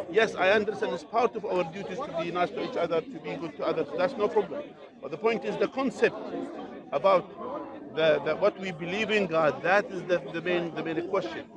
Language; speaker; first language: English; non-native, fluent; Arabic